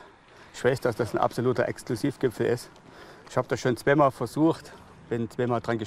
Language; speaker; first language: German; native; German